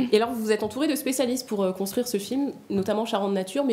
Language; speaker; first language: French; native; French